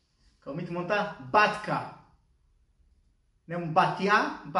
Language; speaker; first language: Hungarian; non-native, learner; Hebrew